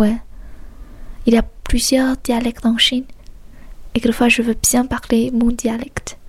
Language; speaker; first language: French; non-native, fluent; Chinese